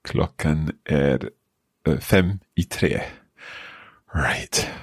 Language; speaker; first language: Swedish; non-native, learner; English